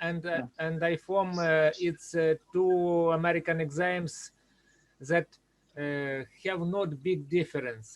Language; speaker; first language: English; non-native, learner; Ukrainian